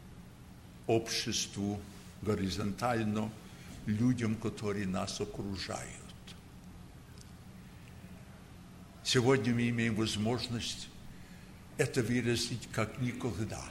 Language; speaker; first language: Russian; early bilingual, heritage; Russian